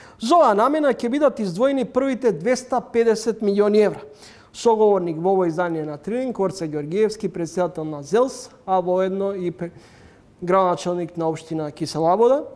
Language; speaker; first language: Macedonian; native; Macedonian